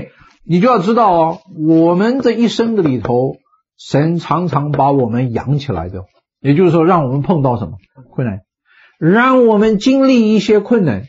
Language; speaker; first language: Chinese; native; Chinese